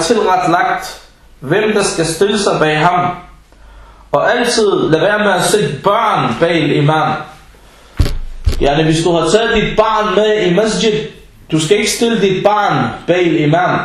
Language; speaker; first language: Danish; early bilingual, other home language; Arabic